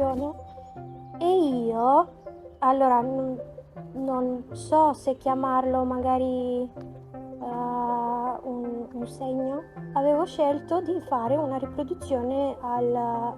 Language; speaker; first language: Italian; non-native, fluent; Macedonian